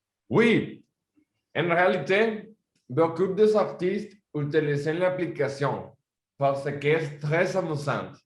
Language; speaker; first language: French; non-native, learner; Spanish